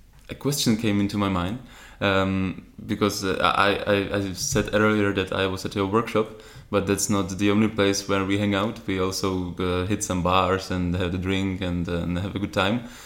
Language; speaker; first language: English; non-native, fluent; Czech